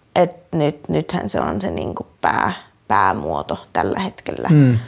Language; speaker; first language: Finnish; native; Finnish